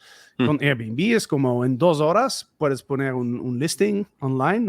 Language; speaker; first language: Spanish; non-native, fluent; Dutch